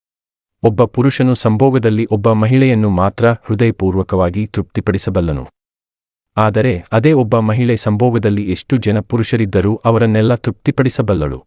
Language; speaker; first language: Kannada; native; Kannada